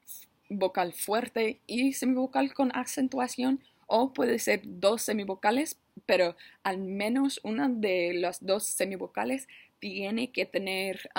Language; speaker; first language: Spanish; non-native, learner; English